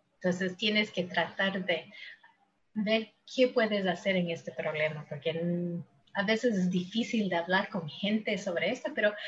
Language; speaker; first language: Spanish; early bilingual, heritage; Spanish